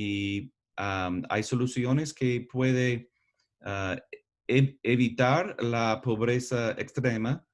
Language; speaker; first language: Spanish; non-native, learner; English